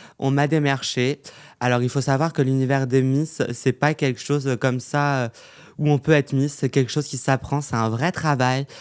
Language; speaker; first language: French; native; French